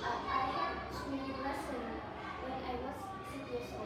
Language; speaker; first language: English; non-native, learner; Vietnamese